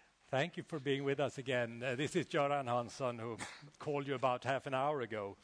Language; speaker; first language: English; non-native, fluent; Swedish